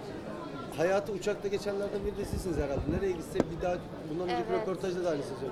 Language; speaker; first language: Turkish; native; Turkish